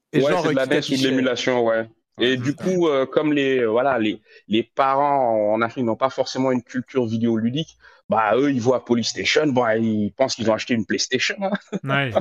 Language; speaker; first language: French; non-native, local second language; Wolof